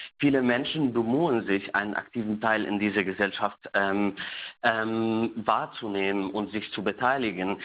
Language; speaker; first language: German; non-native, fluent; Arabic